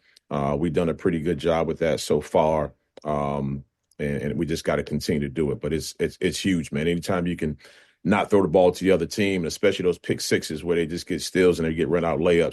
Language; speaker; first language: English; native; English